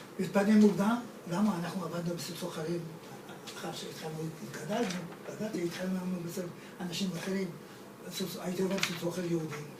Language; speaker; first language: Hebrew; non-native, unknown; Persian